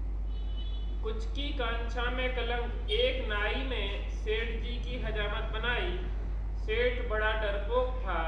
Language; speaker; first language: Hindi; native; Hindi